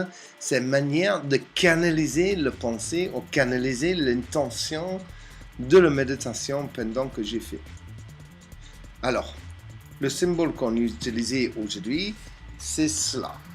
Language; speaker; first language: French; non-native, fluent; English